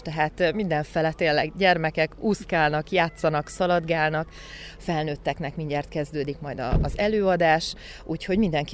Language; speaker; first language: Hungarian; native; Hungarian